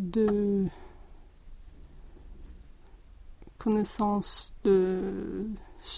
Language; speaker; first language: French; non-native, learner; Swedish